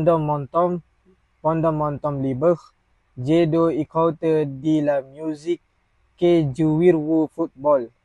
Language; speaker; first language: French; non-native, learner; Malay